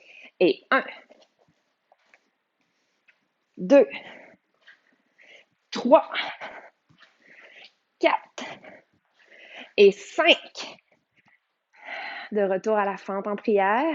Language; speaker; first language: French; native; French